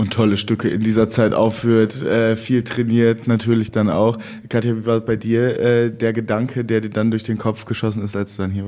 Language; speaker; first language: German; native; German